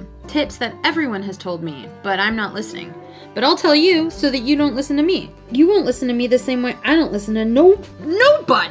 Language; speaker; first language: English; native; English